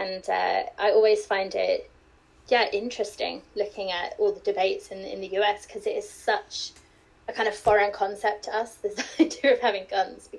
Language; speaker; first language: English; native; English